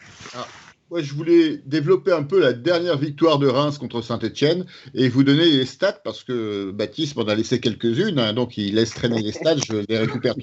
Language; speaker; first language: French; native; French